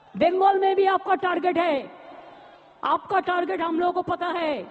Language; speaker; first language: Hindi; non-native, local second language; Bangla